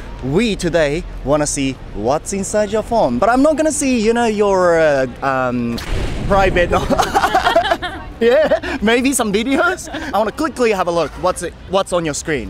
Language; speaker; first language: English; non-native, fluent; Japanese